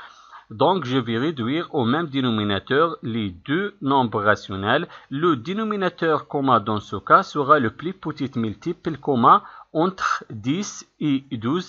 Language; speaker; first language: French; non-native, local second language; Arabic